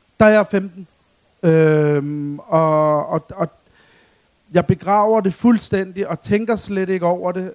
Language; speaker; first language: Danish; early bilingual, other home language; Arabic